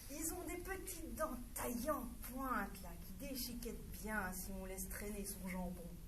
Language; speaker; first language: French; native; French